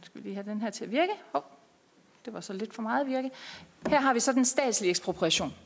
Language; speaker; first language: Danish; native; Danish